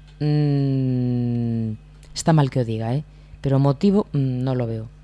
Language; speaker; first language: Galician; native; Galician